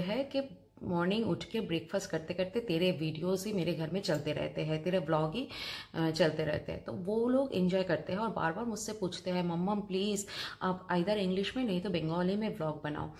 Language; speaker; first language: Hindi; non-native, local second language; Bangla